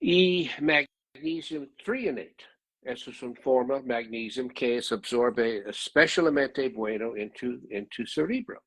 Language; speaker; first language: Spanish; non-native, learner; English